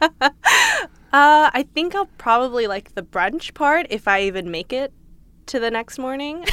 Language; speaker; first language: English; native; English